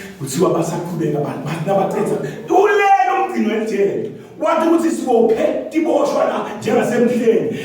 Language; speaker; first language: Zulu; non-native, local second language; Swati